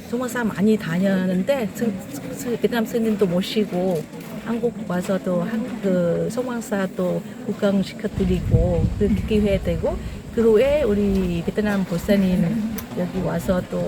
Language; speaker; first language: Korean; non-native, fluent; Vietnamese